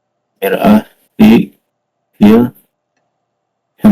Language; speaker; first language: Arabic; non-native, learner; Indonesian